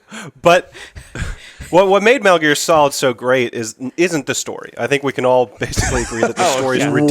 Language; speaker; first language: English; native; English